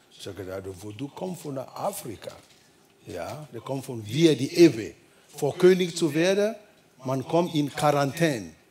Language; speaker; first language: German; non-native, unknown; Ewe